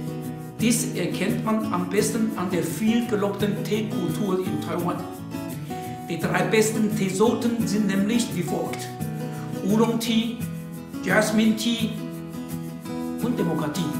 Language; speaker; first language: German; non-native, fluent; Chinese